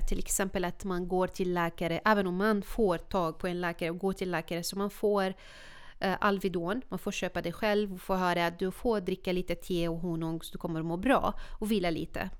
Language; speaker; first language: Swedish; non-native, fluent; Arabic